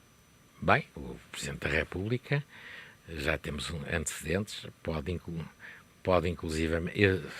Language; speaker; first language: Portuguese; native; Portuguese